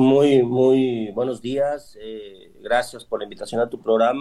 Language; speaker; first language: Spanish; native; Spanish